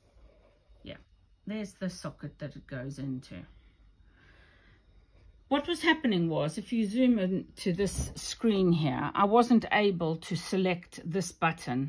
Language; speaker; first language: English; native; English